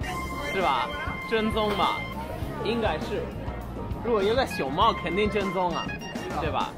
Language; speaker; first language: Chinese; non-native, fluent; Spanish